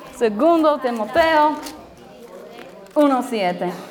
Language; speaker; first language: Spanish; non-native, learner; English